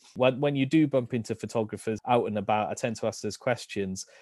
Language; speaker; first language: English; native; English